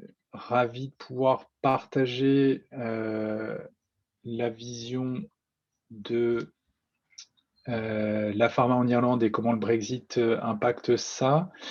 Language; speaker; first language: French; native; French